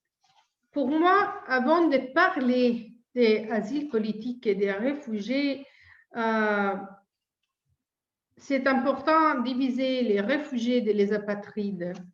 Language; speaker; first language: French; non-native, fluent; Italian